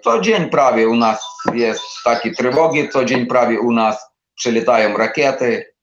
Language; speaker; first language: Polish; non-native, learner; Ukrainian